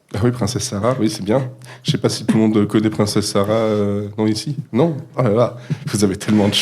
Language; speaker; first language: French; native; French